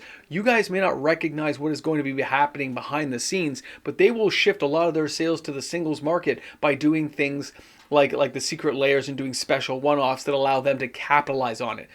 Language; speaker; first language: English; native; English